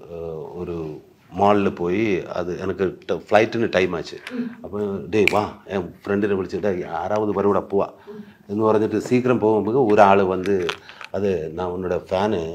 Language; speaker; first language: Tamil; non-native, learner; Malayalam